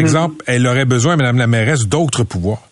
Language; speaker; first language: French; native; French